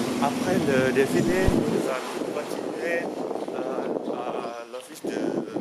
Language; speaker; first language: French; non-native, learner; Indonesian